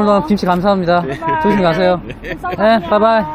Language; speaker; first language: Korean; native; Korean